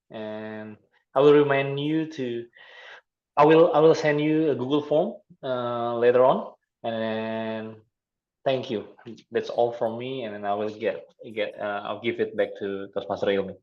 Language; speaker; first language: English; non-native, fluent; Indonesian